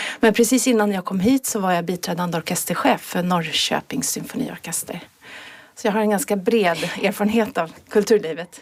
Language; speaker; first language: Swedish; native; Swedish